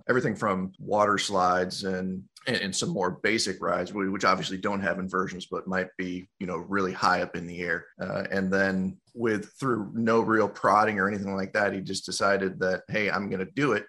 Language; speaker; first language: English; native; English